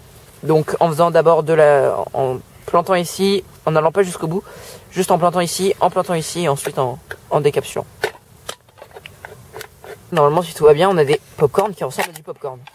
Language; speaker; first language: French; native; French